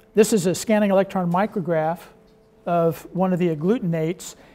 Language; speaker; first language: English; native; English